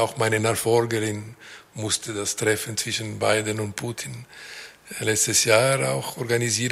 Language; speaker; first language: German; non-native, local second language; French